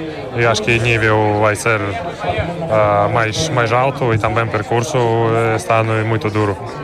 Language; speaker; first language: Portuguese; non-native, fluent; Russian